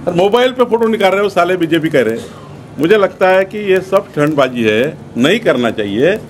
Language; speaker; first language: Hindi; non-native, local second language; Marathi